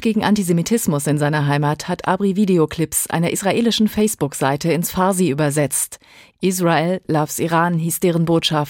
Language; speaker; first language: German; native; German